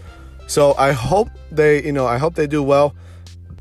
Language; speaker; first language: English; native; English